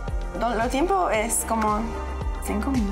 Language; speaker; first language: Spanish; early bilingual, heritage; English